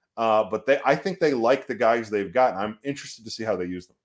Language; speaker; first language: English; native; English